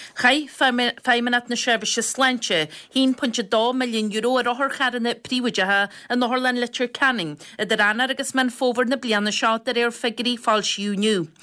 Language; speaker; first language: Irish; native; Irish